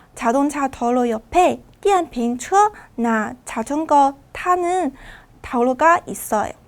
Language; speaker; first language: Korean; non-native, fluent; Chinese